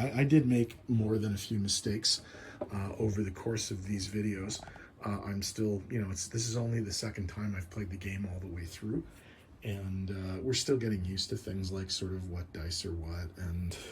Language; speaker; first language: English; native; English